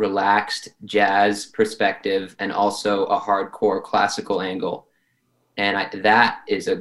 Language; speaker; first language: English; native; English